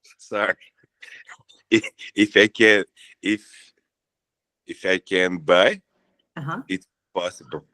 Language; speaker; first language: English; non-native, learner; Portuguese